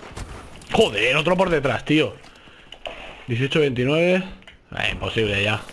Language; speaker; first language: Spanish; native; Spanish